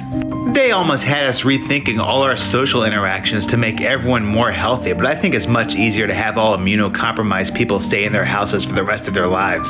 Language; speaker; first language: English; native; English